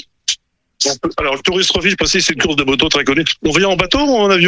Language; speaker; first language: French; native; French